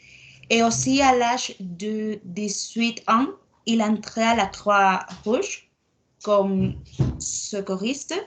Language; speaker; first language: French; non-native, learner; Spanish